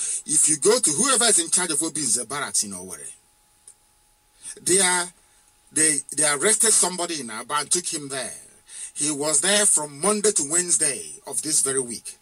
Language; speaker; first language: English; non-native, local second language; Igbo